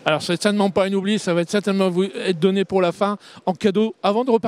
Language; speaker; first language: French; native; French